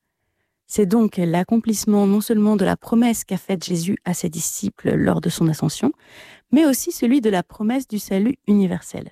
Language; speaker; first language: French; native; French